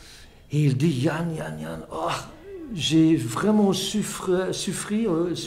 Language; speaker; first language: French; non-native, fluent; Dutch